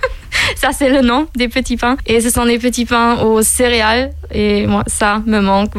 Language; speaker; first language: French; non-native, fluent; German